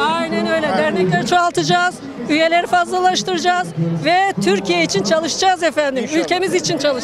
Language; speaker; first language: Turkish; native; Turkish